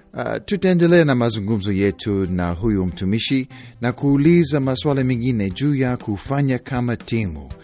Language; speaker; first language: Swahili; non-native, fluent; English